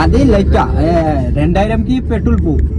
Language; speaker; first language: Malayalam; non-native, learner; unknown